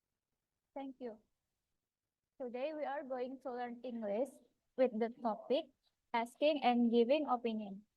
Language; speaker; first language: English; non-native, fluent; Indonesian